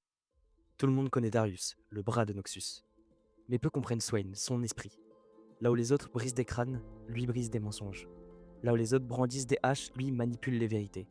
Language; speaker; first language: French; native; French